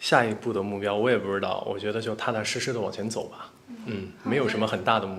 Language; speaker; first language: Chinese; native; Chinese